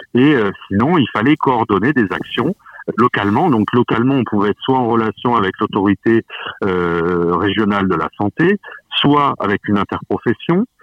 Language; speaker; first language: French; native; French